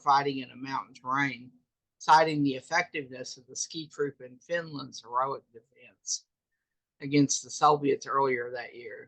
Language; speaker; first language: English; native; English